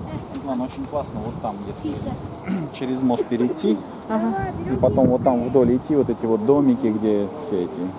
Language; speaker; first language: Russian; native; Russian